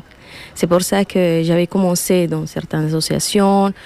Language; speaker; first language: French; non-native, learner; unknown